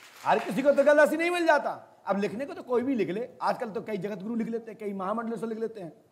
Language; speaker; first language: Hindi; native; Hindi